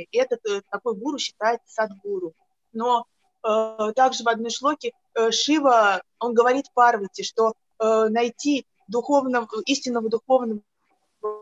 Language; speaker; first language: Russian; native; Russian